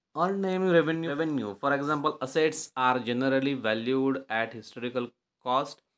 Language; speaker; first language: English; non-native, local second language; Marathi